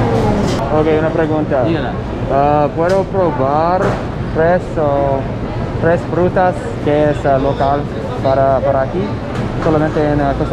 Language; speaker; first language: Spanish; non-native, learner; English